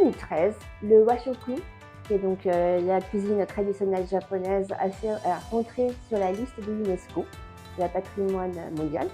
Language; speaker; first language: French; non-native, fluent; Japanese